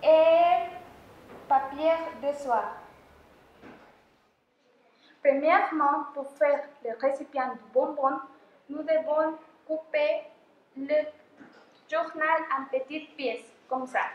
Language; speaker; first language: French; non-native, fluent; Spanish